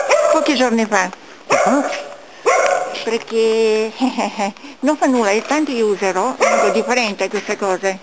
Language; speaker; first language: Italian; non-native, learner; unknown